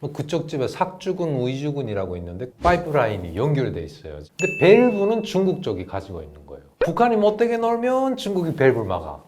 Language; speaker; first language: Korean; native; Korean